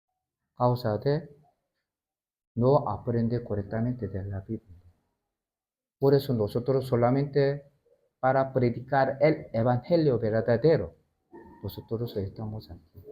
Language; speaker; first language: Spanish; non-native, learner; Korean